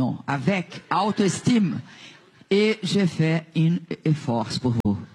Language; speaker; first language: French; non-native, learner; Portuguese